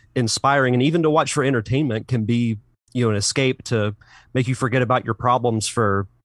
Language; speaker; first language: English; native; English